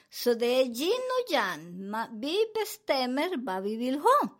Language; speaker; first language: Swedish; non-native, learner; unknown